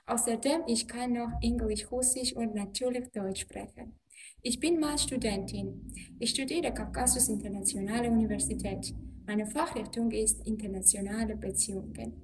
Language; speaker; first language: German; non-native, learner; Georgian